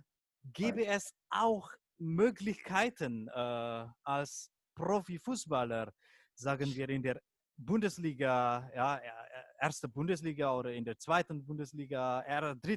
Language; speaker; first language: German; non-native, fluent; Indonesian